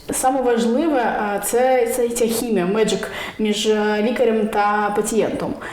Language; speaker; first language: Ukrainian; non-native, local second language; Russian